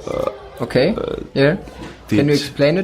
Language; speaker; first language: English; non-native, fluent; German